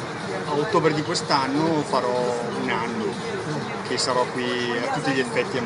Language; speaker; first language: Italian; native; Italian